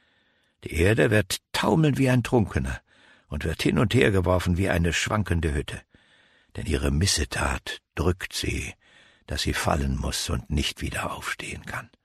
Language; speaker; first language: German; native; German